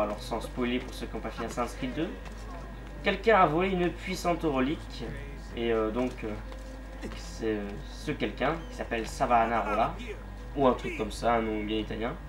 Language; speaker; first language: French; native; French